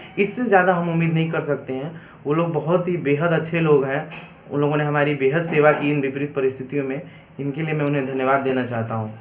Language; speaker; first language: Hindi; native; Hindi